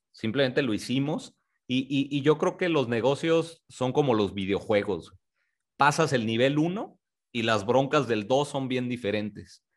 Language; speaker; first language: Spanish; native; Spanish